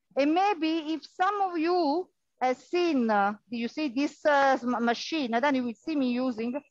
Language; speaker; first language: English; non-native, fluent; Italian